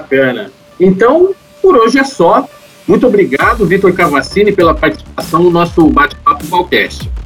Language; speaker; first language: Portuguese; native; Portuguese